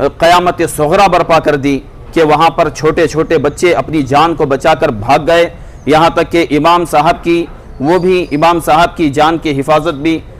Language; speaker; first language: Urdu; native; Urdu